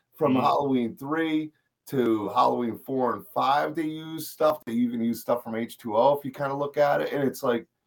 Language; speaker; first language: English; native; English